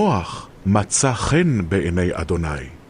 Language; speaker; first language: Hebrew; non-native, learner; Portuguese